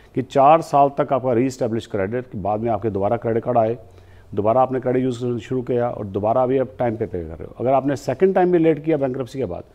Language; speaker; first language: Hindi; native; Hindi